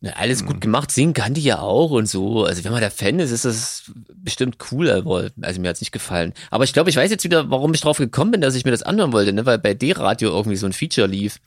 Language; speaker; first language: German; native; German